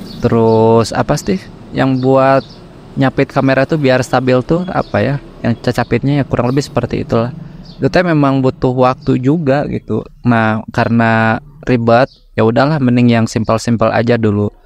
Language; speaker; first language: Indonesian; native; Indonesian